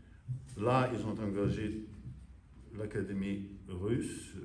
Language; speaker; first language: French; non-native, fluent; English